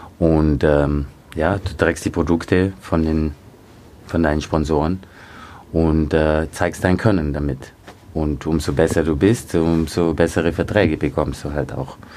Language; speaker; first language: German; early bilingual, other home language; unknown